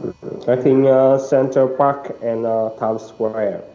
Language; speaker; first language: English; non-native, learner; Vietnamese